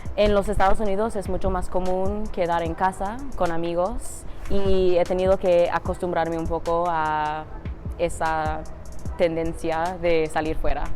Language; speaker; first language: Spanish; non-native, fluent; English